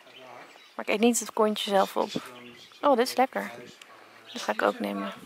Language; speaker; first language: Dutch; native; Dutch